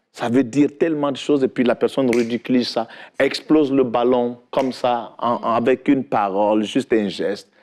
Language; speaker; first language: French; non-native, local second language; Fula